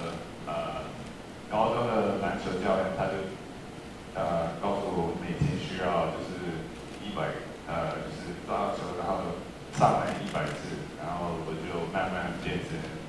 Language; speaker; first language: Chinese; early bilingual, heritage; English